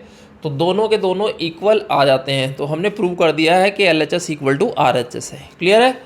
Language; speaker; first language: Hindi; native; Hindi